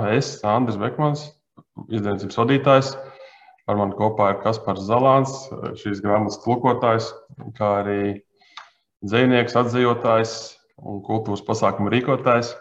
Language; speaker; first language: Latvian; native; Latvian